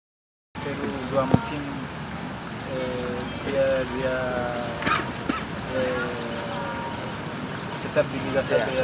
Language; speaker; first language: Indonesian; non-native, fluent; Spanish